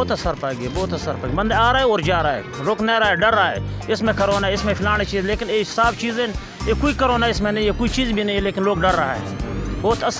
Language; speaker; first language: Hindi; non-native, local second language; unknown